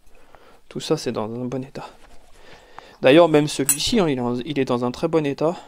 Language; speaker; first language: French; native; French